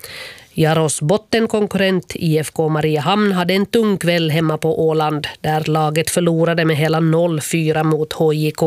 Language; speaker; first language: Swedish; native; Swedish